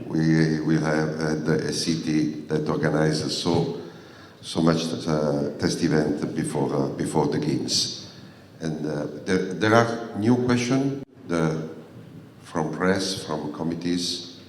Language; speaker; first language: English; non-native, fluent; Italian